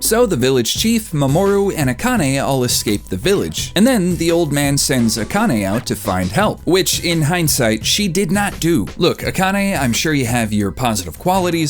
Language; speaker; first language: English; native; English